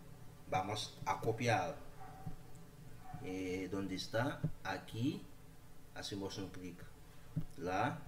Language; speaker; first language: Spanish; non-native, learner; Haitian Creole